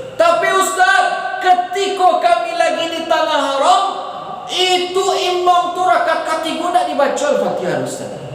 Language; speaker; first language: Malay; non-native, local second language; Minangkabau